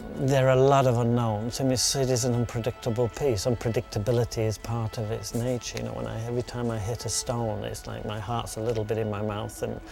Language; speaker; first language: English; native; English